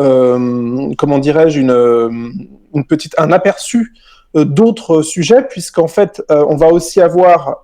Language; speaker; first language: French; native; French